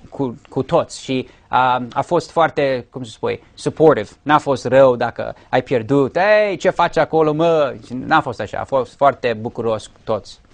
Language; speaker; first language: Romanian; early bilingual, heritage; English